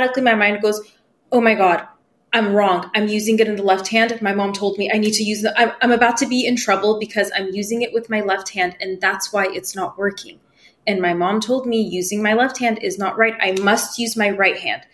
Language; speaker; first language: English; early bilingual, other home language; Persian